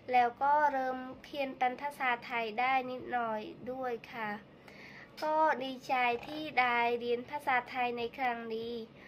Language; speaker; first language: Thai; non-native, learner; Khmer